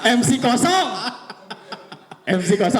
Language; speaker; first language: Indonesian; native; Indonesian